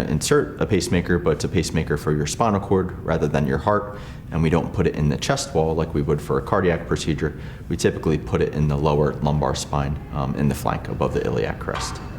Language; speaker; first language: English; native; English